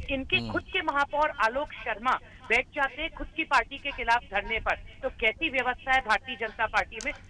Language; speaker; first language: Hindi; native; Hindi